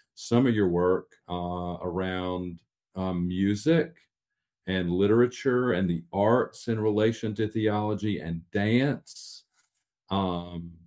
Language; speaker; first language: English; native; English